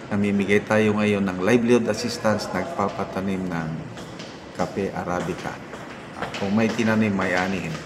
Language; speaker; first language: Filipino; native; Filipino